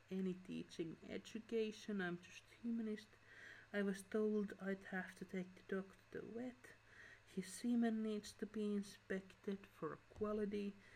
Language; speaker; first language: English; non-native, fluent; Finnish